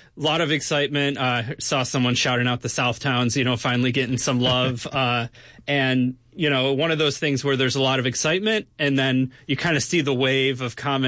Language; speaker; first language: English; native; English